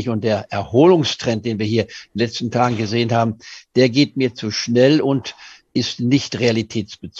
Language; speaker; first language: German; native; German